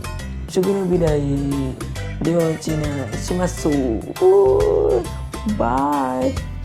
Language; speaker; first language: Japanese; non-native, learner; Indonesian